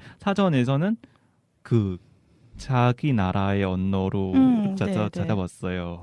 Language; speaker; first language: Korean; non-native, fluent; Vietnamese